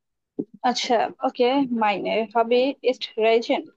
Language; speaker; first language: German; non-native, learner; Bangla